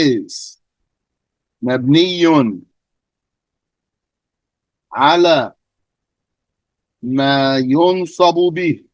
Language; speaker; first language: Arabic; non-native, fluent; English